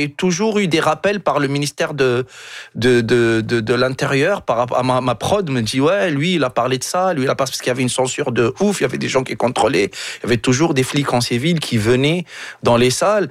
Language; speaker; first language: French; non-native, local second language; Arabic